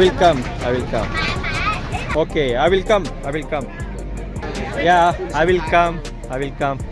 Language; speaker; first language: English; non-native, local second language; Kannada